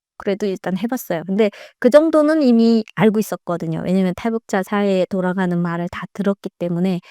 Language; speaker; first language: Korean; native; Korean